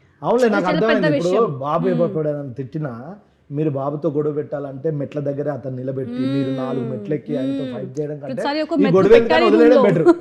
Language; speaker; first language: Telugu; native; Telugu